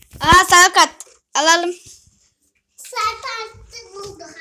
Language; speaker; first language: Turkish; native; Turkish